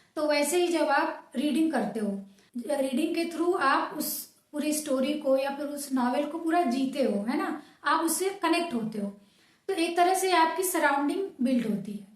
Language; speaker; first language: Hindi; native; Hindi